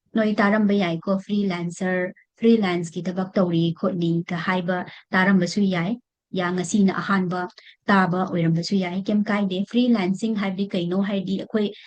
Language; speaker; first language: Manipuri; non-native, local second language; Rongmei Naga